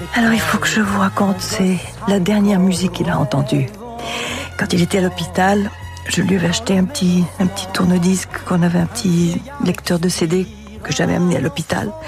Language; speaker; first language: French; native; French